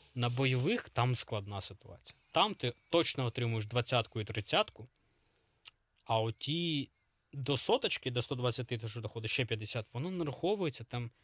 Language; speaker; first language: Ukrainian; native; Ukrainian